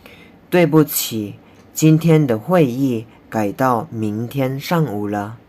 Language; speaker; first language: Chinese; non-native, fluent; Indonesian